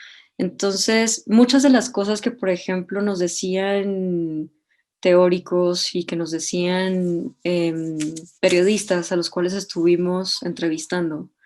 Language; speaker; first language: Spanish; native; Spanish